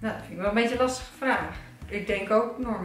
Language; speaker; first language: Dutch; native; Dutch